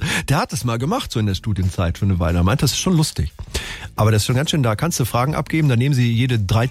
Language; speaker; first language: German; native; German